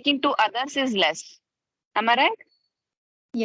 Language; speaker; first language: English; non-native, fluent; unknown